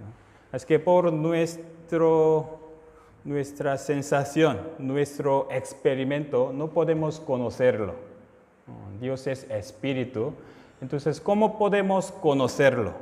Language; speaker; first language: Spanish; non-native, fluent; Korean